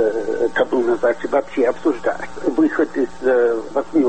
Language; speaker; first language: Russian; non-native, fluent; Swedish